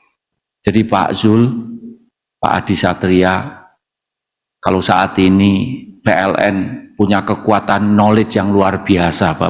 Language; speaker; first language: Indonesian; native; Indonesian